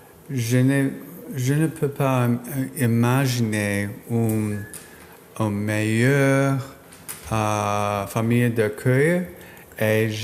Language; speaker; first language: French; non-native, learner; English